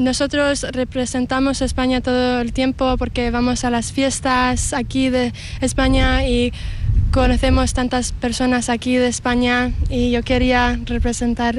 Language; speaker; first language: Spanish; early bilingual, heritage; English